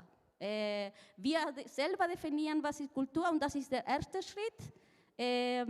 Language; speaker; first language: German; non-native, fluent; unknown